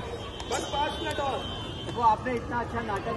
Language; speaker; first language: Hindi; native; Hindi